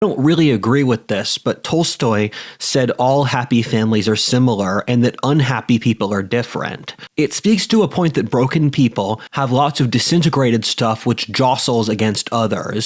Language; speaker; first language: English; native; English